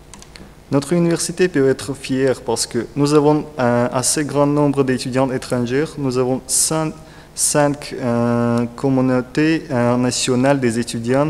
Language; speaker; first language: French; non-native, learner; Russian